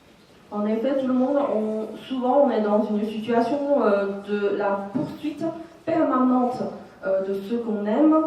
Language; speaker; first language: French; non-native, fluent; Chinese